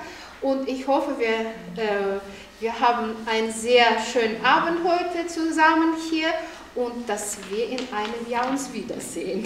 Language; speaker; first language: German; non-native, fluent; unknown